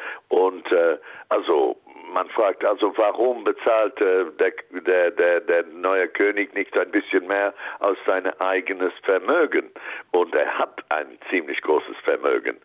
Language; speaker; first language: German; non-native, fluent; English